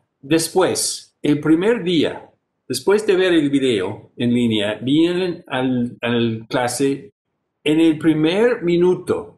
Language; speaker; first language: Spanish; non-native, fluent; English